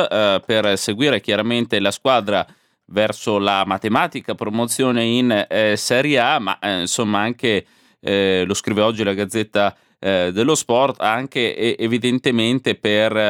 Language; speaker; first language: Italian; native; Italian